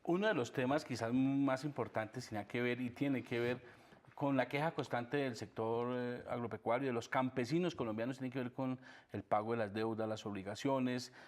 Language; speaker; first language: Spanish; native; Spanish